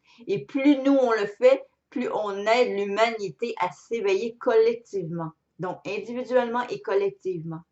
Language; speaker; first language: French; native; French